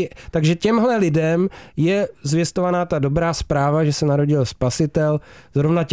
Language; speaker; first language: Czech; native; Czech